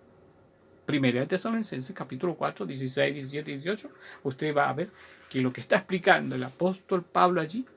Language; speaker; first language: Spanish; native; Spanish